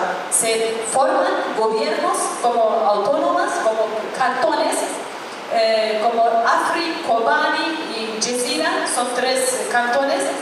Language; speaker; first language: Spanish; non-native, fluent; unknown